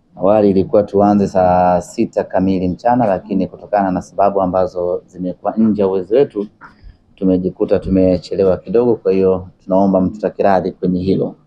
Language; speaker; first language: Swahili; native; Swahili